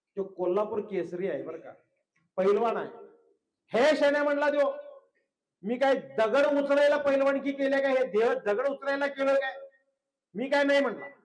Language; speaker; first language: Marathi; non-native, local second language; Kannada